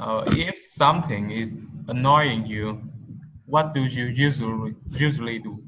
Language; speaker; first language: English; non-native, learner; Vietnamese